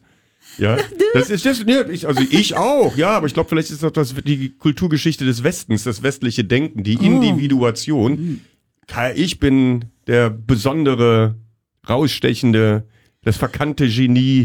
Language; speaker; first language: German; native; German